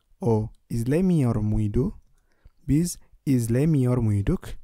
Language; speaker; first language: Turkish; non-native, fluent; Indonesian